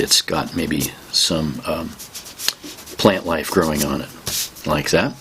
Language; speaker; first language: English; native; English